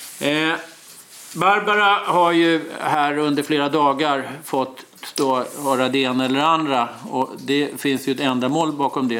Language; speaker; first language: Swedish; native; Swedish